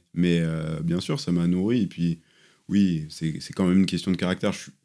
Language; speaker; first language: French; native; French